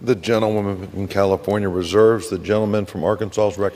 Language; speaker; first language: English; native; English